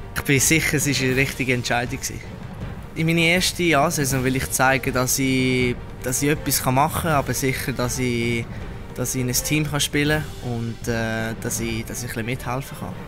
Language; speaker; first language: German; non-native, local second language; Italian